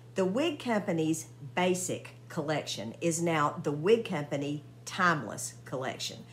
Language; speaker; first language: English; native; English